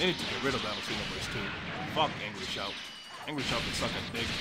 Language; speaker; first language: English; native; English